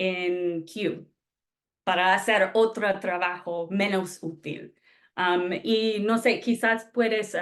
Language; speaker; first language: Spanish; non-native, fluent; English